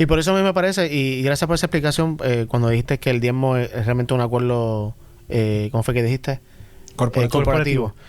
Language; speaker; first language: Spanish; native; Spanish